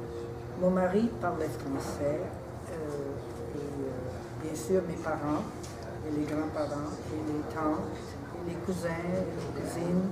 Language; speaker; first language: French; early bilingual, heritage; French